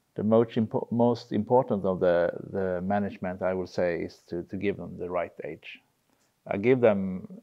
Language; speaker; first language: English; non-native, fluent; Swedish